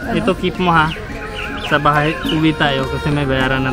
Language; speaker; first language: Filipino; non-native, learner; Hindi